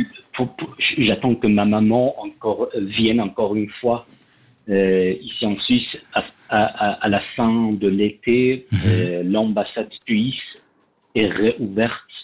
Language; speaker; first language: French; non-native, fluent; Persian